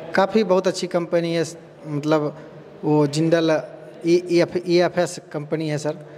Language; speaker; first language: Hindi; native; Hindi